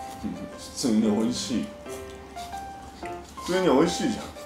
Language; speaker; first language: Japanese; native; Japanese